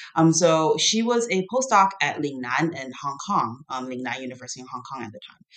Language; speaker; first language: English; non-native, fluent; Chinese